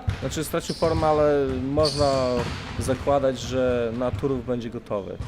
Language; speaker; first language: Polish; native; Polish